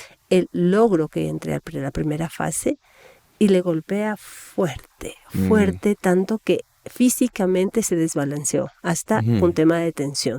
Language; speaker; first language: Spanish; native; Spanish